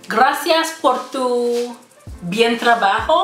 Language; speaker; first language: Spanish; non-native, learner; English